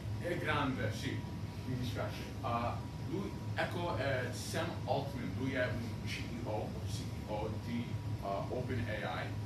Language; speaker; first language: Italian; non-native, learner; English